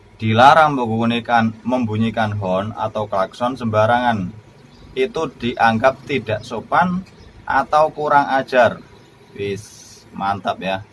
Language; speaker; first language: Indonesian; native; Indonesian